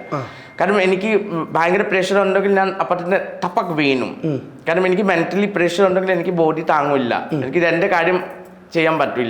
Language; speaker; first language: Malayalam; non-native, learner; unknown